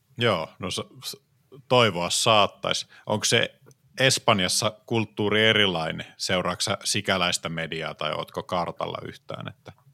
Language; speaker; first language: Finnish; native; Finnish